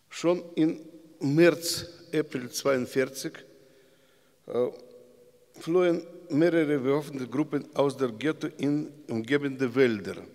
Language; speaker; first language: German; non-native, learner; Russian